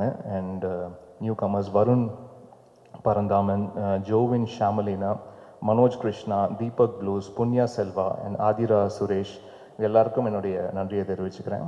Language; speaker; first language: Tamil; native; Tamil